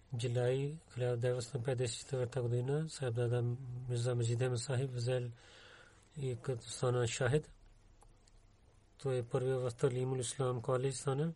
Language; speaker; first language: Bulgarian; non-native, learner; Urdu